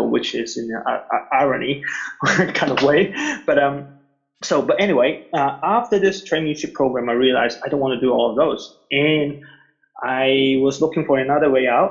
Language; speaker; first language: English; non-native, local second language; Cantonese